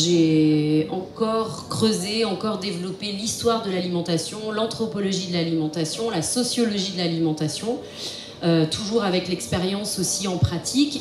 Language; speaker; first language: French; native; French